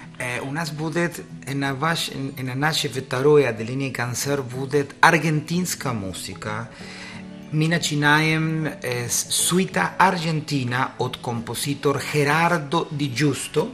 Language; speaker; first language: Russian; non-native, learner; Spanish